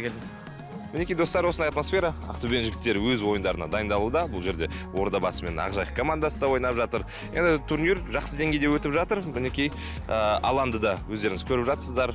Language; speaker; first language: Kazakh; native; Kazakh